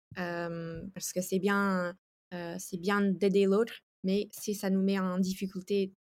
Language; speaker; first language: French; non-native, fluent; English